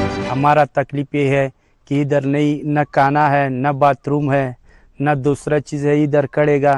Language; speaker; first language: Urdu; non-native, local second language; Pashto